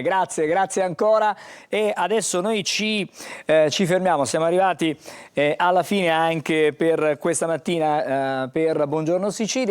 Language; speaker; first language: Italian; native; Italian